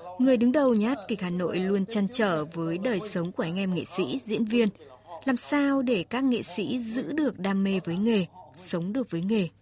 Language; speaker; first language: Vietnamese; native; Vietnamese